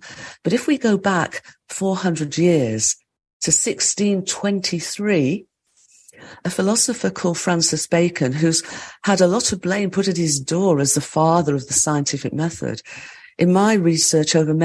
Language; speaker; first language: English; native; English